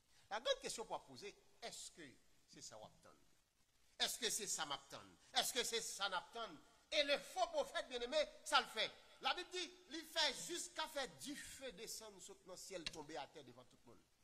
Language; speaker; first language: French; native; French